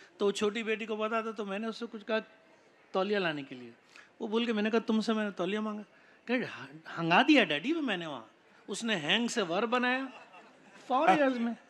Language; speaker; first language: Urdu; native; Urdu